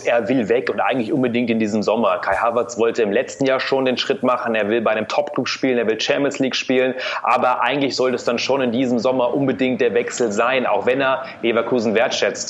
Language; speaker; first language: German; native; German